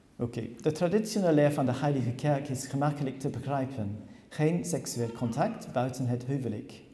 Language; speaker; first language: Dutch; non-native, learner; English